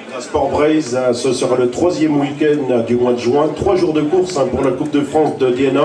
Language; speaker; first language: French; native; French